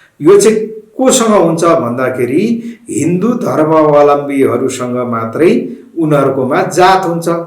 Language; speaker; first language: Nepali; non-native, local second language; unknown